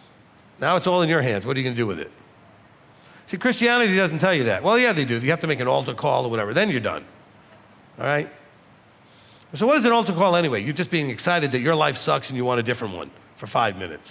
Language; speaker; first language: English; native; English